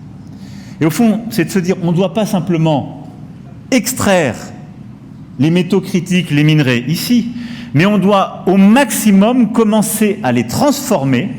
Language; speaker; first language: French; native; French